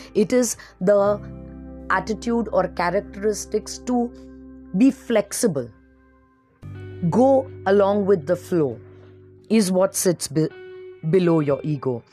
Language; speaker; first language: English; non-native, local second language; Marathi